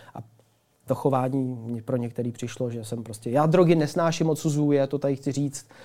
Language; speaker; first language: Czech; early bilingual, other home language; Ukrainian